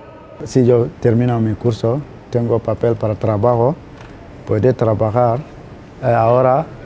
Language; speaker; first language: Spanish; non-native, learner; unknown